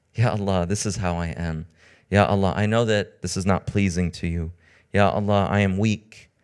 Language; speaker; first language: English; native; English